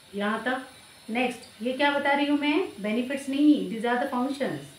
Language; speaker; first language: Hindi; non-native, local second language; Marathi